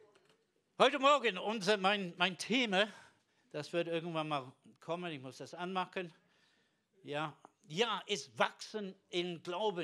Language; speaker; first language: German; non-native, fluent; English